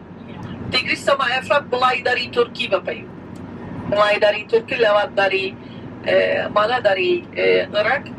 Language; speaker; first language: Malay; non-native, fluent; Turkish